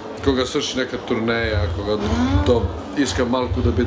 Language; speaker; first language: Bulgarian; non-native, learner; Serbian